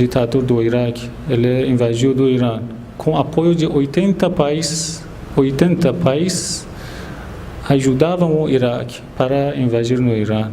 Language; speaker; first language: Portuguese; non-native, fluent; Persian